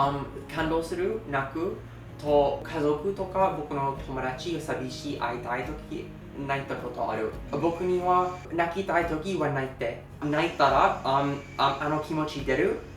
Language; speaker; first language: Japanese; non-native, learner; English